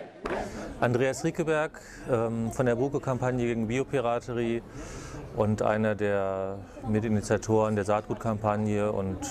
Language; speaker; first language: German; native; German